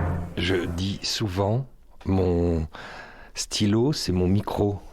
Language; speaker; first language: French; native; French